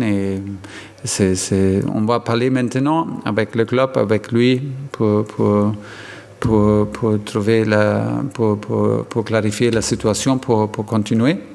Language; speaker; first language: French; non-native, fluent; German